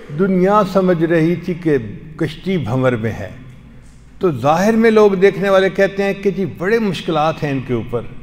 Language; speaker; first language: Urdu; non-native, local second language; Punjabi